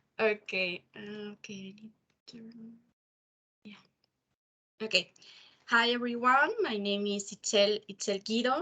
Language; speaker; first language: English; non-native, learner; Spanish